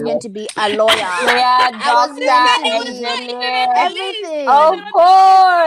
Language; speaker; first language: English; early bilingual, other home language; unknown